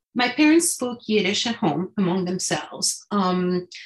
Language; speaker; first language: English; non-native, fluent; French